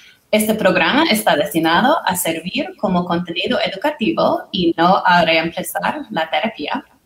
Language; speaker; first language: Spanish; non-native, fluent; English